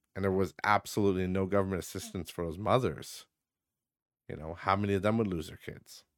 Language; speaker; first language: English; native; English